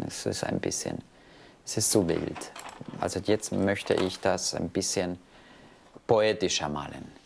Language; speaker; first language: German; non-native, fluent; Spanish